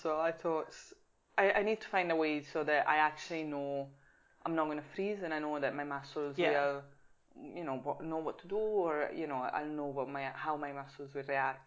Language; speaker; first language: English; non-native, fluent; Italian